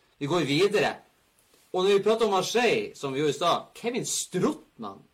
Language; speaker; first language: Norwegian; native; Norwegian